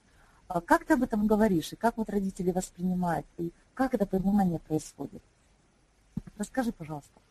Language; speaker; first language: Russian; native; Russian